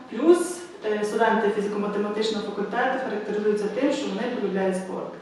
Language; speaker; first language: Ukrainian; native; Ukrainian